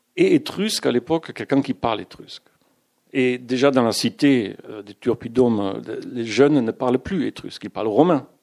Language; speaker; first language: French; non-native, fluent; German